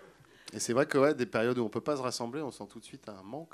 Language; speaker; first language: French; native; French